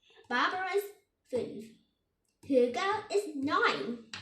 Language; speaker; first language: German; non-native, learner; Vietnamese